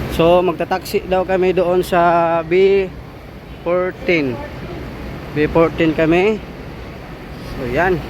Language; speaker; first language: Filipino; non-native, local second language; Cebuano